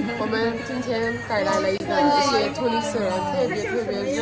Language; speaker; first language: Chinese; non-native, fluent; Arabic